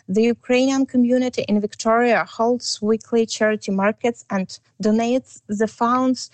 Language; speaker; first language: English; non-native, learner; Ukrainian